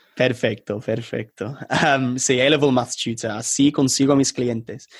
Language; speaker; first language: Spanish; non-native, fluent; English